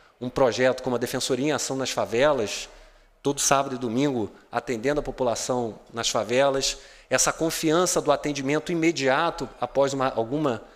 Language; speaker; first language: Portuguese; native; Portuguese